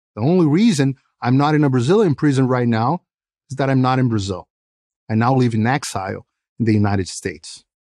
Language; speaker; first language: English; non-native, fluent; Portuguese